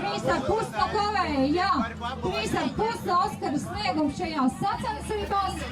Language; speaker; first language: Latvian; native; Latvian